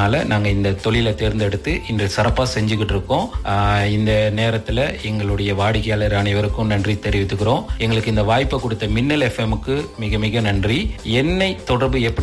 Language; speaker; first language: Tamil; early bilingual, heritage; Tamil